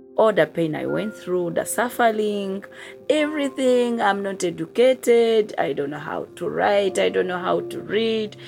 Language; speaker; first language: English; non-native, fluent; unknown